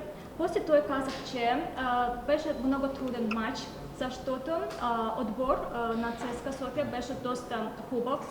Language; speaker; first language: Bulgarian; non-native, learner; Azerbaijani